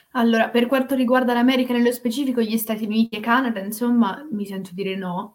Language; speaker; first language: Italian; native; Italian